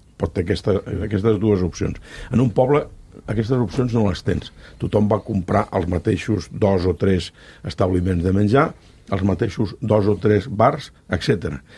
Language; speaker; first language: Catalan; native; Catalan